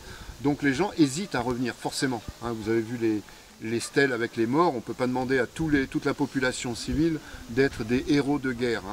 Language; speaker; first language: French; native; French